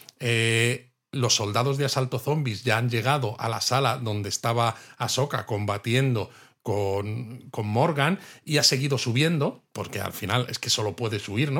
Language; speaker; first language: Spanish; native; Spanish